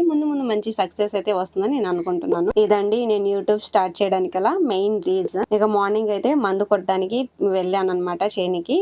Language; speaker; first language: Telugu; non-native, local second language; Lambadi